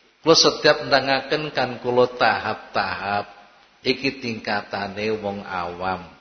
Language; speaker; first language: Indonesian; non-native, local second language; Javanese